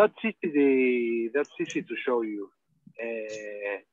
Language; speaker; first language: English; non-native, learner; Spanish